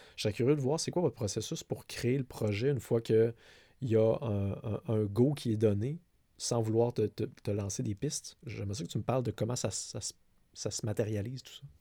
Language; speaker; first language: French; native; French